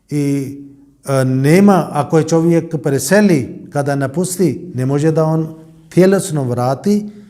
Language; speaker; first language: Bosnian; non-native, learner; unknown